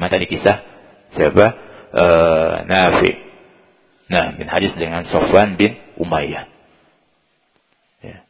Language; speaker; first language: Indonesian; native; Indonesian